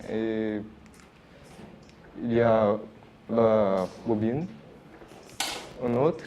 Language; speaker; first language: French; non-native, learner; Portuguese